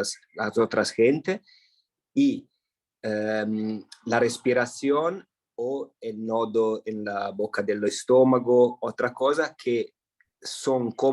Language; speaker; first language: Spanish; non-native, fluent; Italian